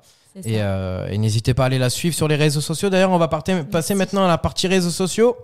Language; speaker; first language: French; native; French